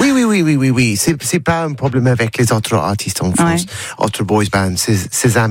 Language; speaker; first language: French; non-native, learner; English